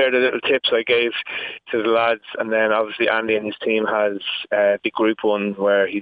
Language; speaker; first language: English; native; English